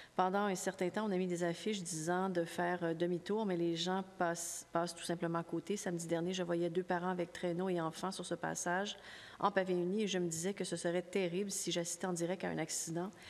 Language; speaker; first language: French; native; French